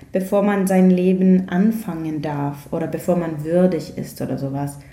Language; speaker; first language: German; non-native, learner; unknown